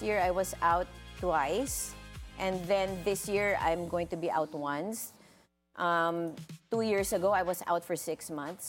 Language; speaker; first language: English; non-native, local second language; Filipino